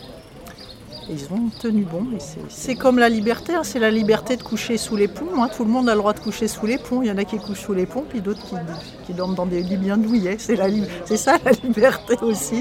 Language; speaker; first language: French; native; French